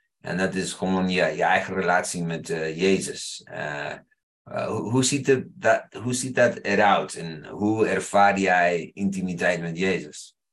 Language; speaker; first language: Dutch; non-native, fluent; English